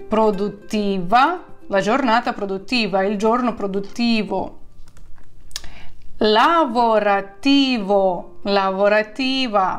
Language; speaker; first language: Italian; non-native, fluent; Ukrainian